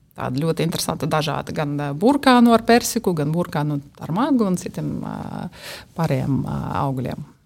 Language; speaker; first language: Latvian; non-native, local second language; Russian